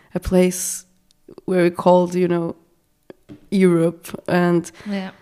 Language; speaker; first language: English; non-native, fluent; Portuguese